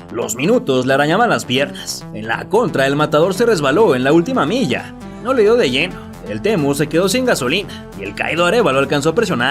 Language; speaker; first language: Spanish; native; Spanish